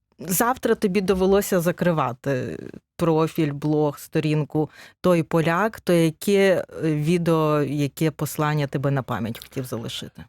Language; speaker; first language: Ukrainian; native; Ukrainian